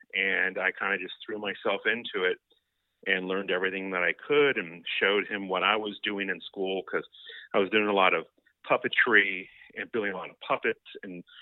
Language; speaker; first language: English; native; English